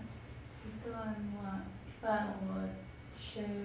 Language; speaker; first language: Chinese; non-native, learner; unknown